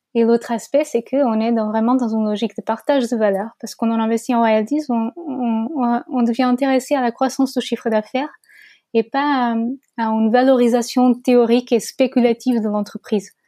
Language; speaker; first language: French; non-native, fluent; Portuguese